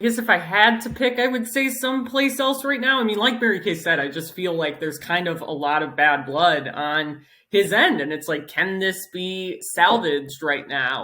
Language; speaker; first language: English; native; English